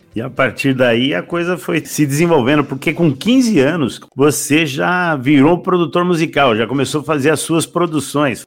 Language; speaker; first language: Portuguese; native; Portuguese